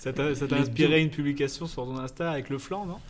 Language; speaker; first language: French; native; French